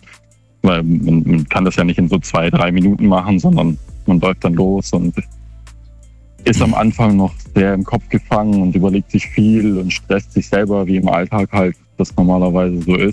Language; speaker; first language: German; native; German